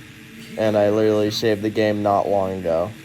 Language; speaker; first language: English; native; English